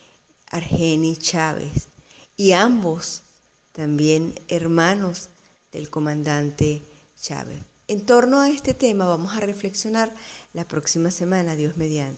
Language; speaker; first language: Spanish; native; Spanish